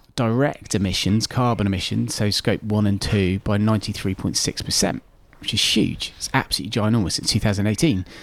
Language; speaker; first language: English; native; English